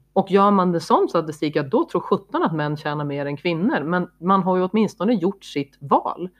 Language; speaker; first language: Swedish; native; Swedish